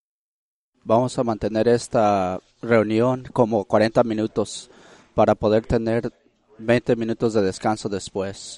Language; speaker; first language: Spanish; early bilingual, heritage; Spanish